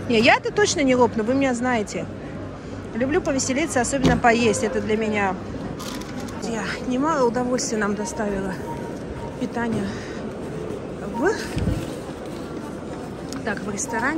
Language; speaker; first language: Russian; native; Russian